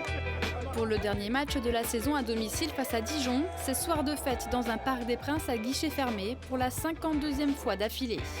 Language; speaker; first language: French; native; French